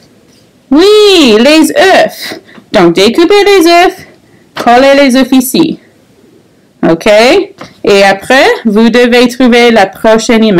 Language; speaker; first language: French; non-native, fluent; English